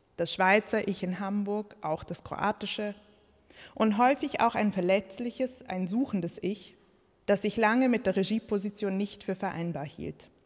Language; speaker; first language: German; early bilingual, other home language; Croatian